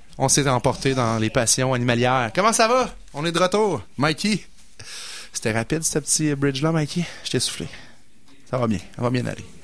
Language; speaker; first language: French; native; French